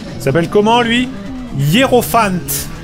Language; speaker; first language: French; native; French